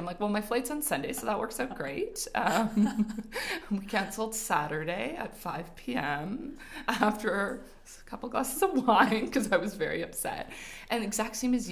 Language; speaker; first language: English; native; English